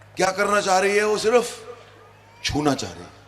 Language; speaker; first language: Hindi; non-native, local second language; Punjabi